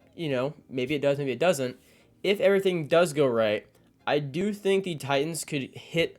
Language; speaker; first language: English; native; English